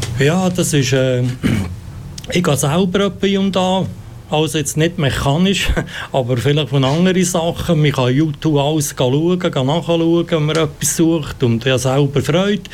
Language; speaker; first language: German; non-native, fluent; Italian